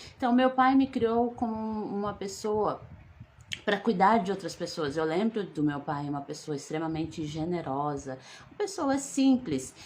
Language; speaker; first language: Portuguese; early bilingual, other home language; Guarani